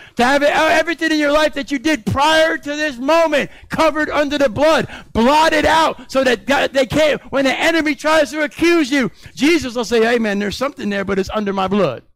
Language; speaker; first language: English; native; English